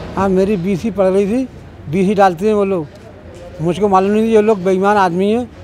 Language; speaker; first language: Hindi; native; Hindi